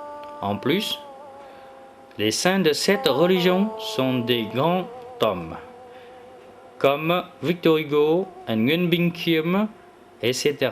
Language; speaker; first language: French; non-native, fluent; Vietnamese